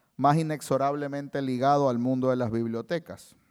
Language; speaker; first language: Spanish; native; Spanish